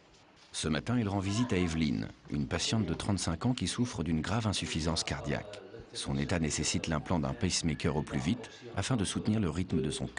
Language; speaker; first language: French; native; French